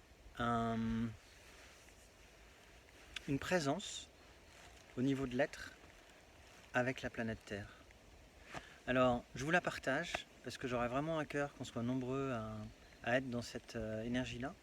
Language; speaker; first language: French; native; French